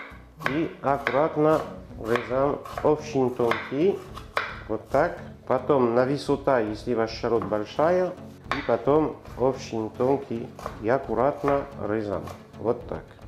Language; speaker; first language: Russian; non-native, learner; French